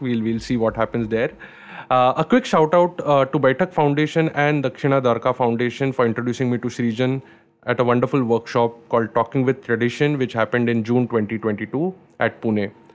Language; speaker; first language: English; non-native, local second language; Marathi